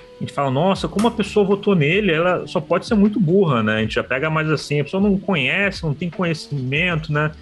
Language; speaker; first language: Portuguese; native; Portuguese